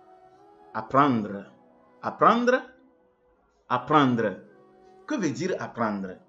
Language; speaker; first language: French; non-native, fluent; English